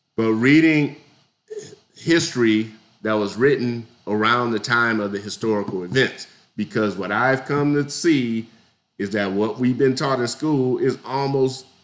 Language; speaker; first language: English; native; English